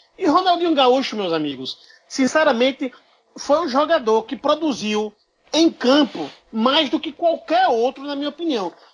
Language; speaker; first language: Portuguese; native; Portuguese